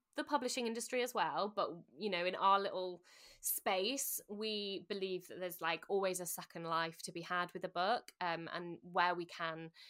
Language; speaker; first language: English; native; English